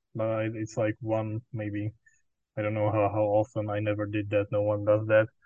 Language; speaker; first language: English; non-native, fluent; Czech